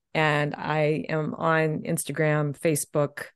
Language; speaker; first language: English; native; English